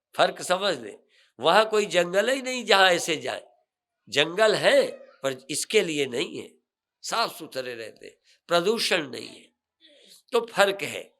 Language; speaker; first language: Hindi; native; Hindi